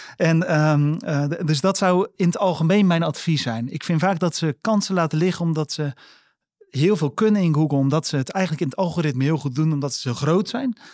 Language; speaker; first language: Dutch; native; Dutch